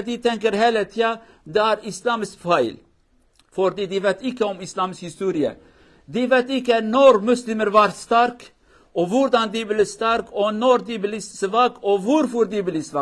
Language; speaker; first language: Norwegian; non-native, learner; Kurdish